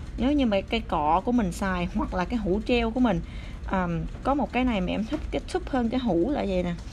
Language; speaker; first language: Vietnamese; early bilingual, other home language; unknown